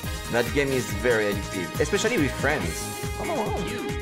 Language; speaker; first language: English; non-native, fluent; French